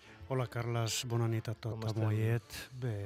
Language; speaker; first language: Catalan; non-native, learner; Arabic